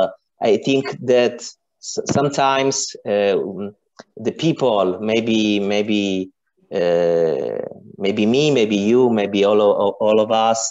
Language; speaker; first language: English; non-native, learner; Italian